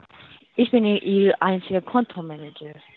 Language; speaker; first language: German; non-native, learner; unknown